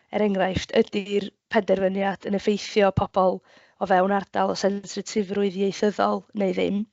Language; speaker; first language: Welsh; native; Welsh